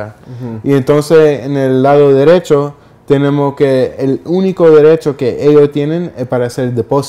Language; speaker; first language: Spanish; early bilingual, heritage; Spanish